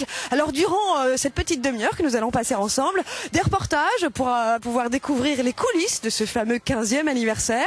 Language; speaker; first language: French; native; French